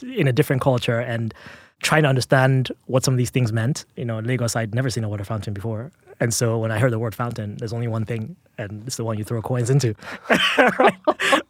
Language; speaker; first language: English; non-native, local second language; Yoruba